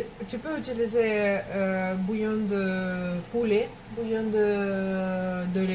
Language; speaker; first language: French; non-native, learner; Russian